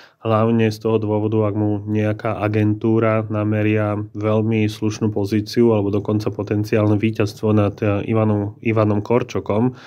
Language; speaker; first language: Slovak; native; Slovak